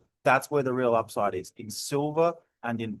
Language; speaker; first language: English; native; English